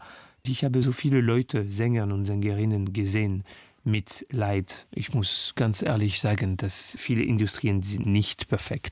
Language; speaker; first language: German; non-native, learner; French